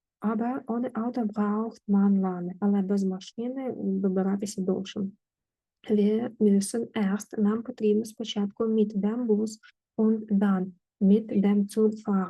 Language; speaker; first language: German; non-native, fluent; Ukrainian